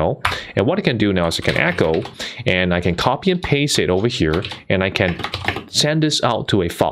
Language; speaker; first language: English; non-native, fluent; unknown